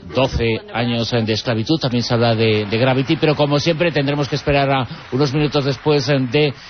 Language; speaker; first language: Spanish; native; Spanish